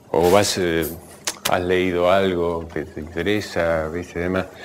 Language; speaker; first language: Spanish; native; Spanish